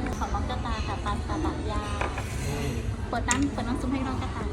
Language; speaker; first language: Thai; native; Thai